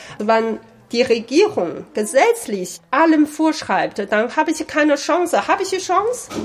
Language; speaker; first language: German; non-native, fluent; Chinese